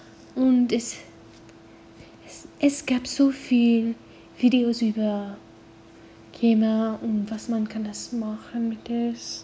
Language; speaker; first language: German; non-native, learner; English